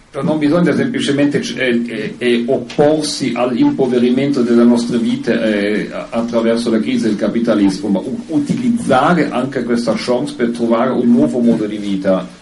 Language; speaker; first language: Italian; non-native, fluent; German